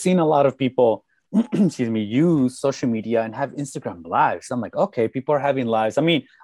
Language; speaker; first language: English; native; English